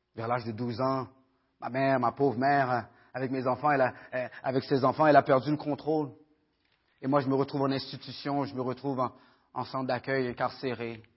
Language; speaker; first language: French; early bilingual, other home language; Haitian Creole